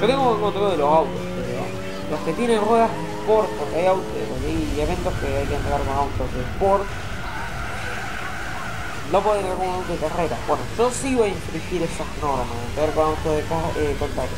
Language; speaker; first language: Spanish; native; Spanish